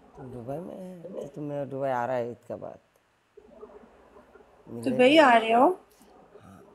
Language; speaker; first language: Hindi; non-native, learner; Bangla